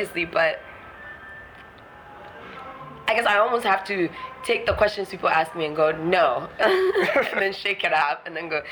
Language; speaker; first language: English; non-native, local second language; Ewe